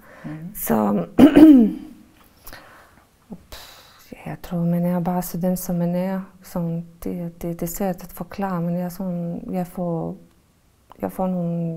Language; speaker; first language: Danish; non-native, fluent; Bosnian